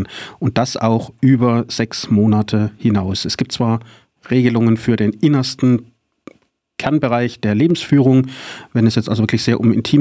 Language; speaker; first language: German; native; German